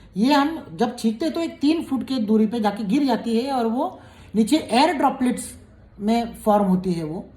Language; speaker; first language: Hindi; native; Hindi